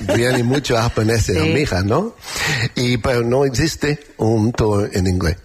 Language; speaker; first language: Spanish; non-native, learner; English